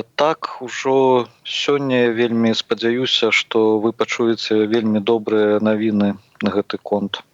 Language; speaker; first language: Belarusian; native; Belarusian